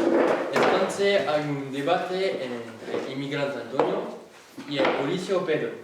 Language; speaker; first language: Spanish; non-native, learner; French